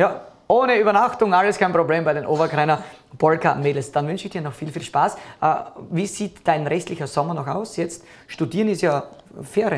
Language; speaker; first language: German; native; German